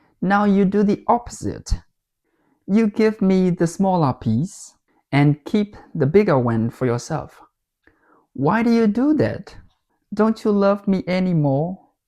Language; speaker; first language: English; non-native, fluent; Burmese